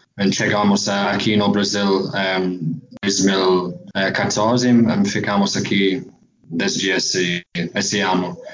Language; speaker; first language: Portuguese; non-native, fluent; English